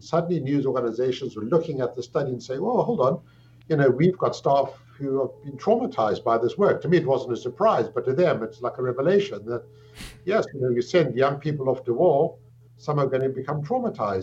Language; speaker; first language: English; native; English